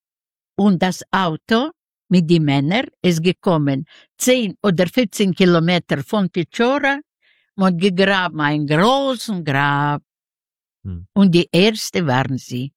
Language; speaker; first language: German; non-native, learner; Yiddish